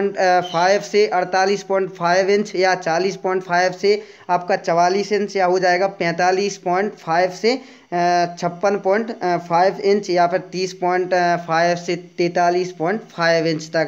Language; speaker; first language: Hindi; native; Hindi